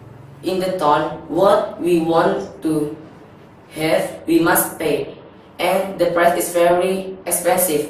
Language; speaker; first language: English; non-native, learner; Indonesian